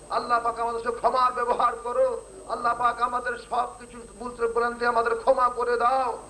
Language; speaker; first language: Bangla; non-native, fluent; Urdu